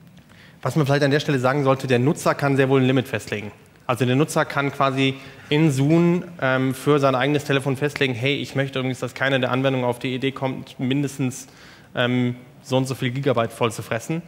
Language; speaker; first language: German; native; German